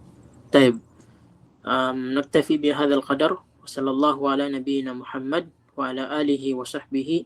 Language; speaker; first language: Arabic; non-native, fluent; Filipino